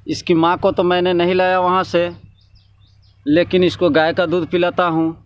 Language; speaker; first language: Hindi; native; Hindi